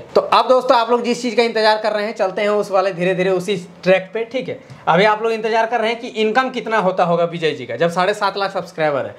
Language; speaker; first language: Hindi; native; Hindi